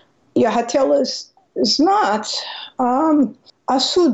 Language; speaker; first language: Russian; non-native, fluent; English